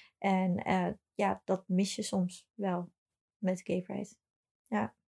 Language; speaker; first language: Dutch; early bilingual, other home language; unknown